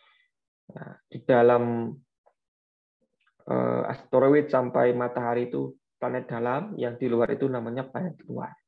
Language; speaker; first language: Indonesian; native; Indonesian